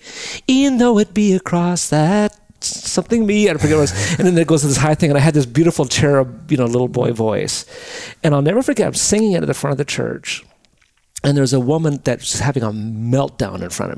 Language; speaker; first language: English; native; English